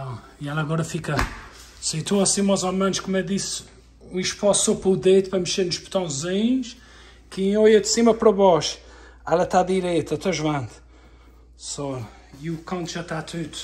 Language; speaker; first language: Portuguese; early bilingual, heritage; Portuguese